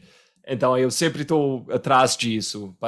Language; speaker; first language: Portuguese; non-native, fluent; English